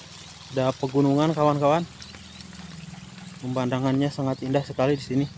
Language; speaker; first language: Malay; non-native, local second language; Sundanese